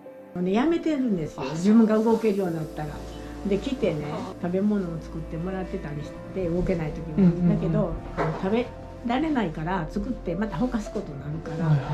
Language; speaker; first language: Japanese; native; Japanese